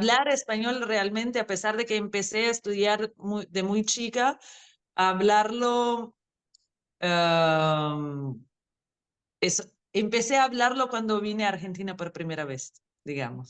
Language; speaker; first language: Spanish; non-native, fluent; Portuguese